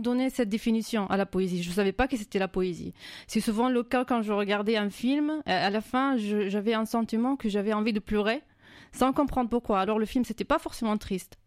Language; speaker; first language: French; non-native, fluent; Arabic